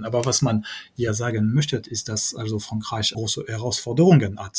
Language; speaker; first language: German; non-native, fluent; French